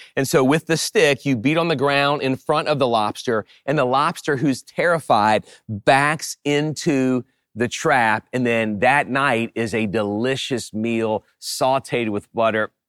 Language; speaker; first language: English; native; English